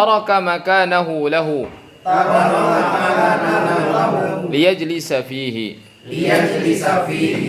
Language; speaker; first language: Arabic; non-native, fluent; Indonesian